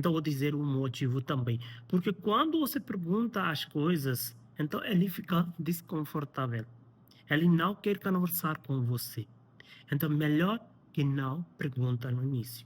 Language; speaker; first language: Portuguese; non-native, learner; Hindi